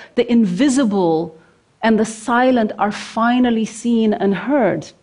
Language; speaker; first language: English; non-native, fluent; Norwegian